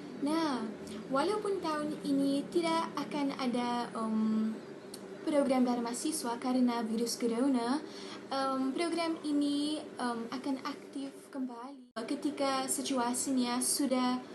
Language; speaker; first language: Indonesian; non-native, learner; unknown